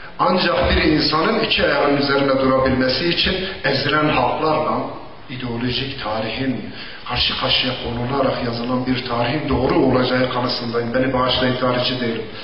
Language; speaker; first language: Turkish; non-native, local second language; Zaza